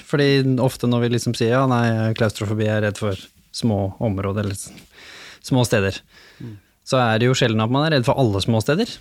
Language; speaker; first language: Norwegian; native; Norwegian